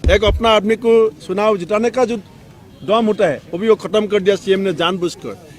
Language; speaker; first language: Hindi; non-native, local second language; Assamese